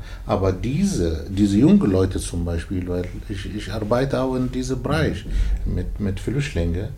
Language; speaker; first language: German; non-native, learner; Arabic